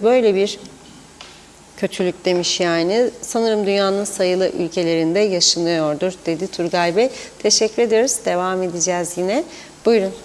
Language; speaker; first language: Turkish; native; Turkish